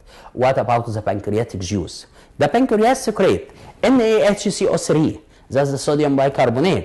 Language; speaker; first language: English; non-native, local second language; Arabic